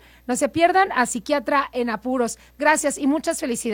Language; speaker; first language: Spanish; native; Spanish